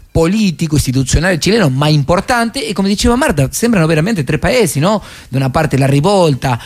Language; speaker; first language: Italian; non-native, fluent; Spanish